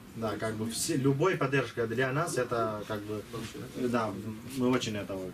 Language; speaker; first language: Russian; non-native, learner; Kurdish